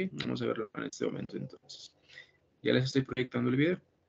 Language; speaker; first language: Spanish; native; Spanish